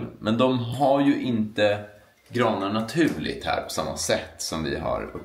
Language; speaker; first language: Swedish; native; Swedish